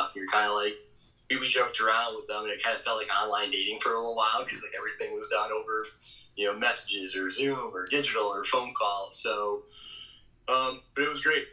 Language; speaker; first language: English; native; English